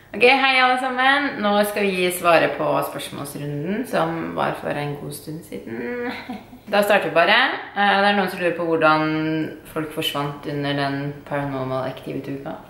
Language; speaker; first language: Norwegian; native; Norwegian